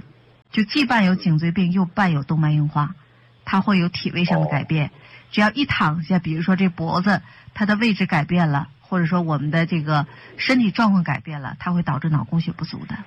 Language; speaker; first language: Chinese; native; Chinese